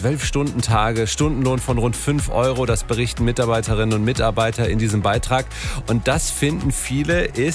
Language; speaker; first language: German; native; German